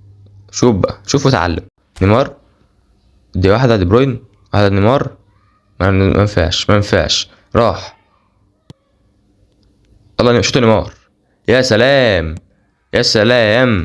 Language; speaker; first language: Arabic; native; Arabic